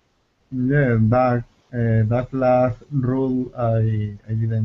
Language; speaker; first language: English; non-native, learner; Spanish